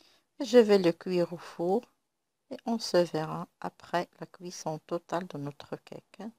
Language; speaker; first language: French; non-native, local second language; Arabic